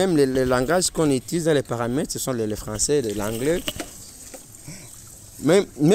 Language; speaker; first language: French; non-native, learner; Rundi